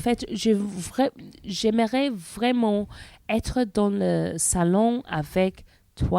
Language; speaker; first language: French; non-native, learner; English